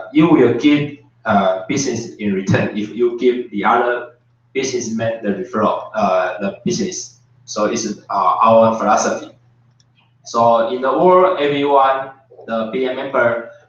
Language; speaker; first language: English; non-native, learner; Chinese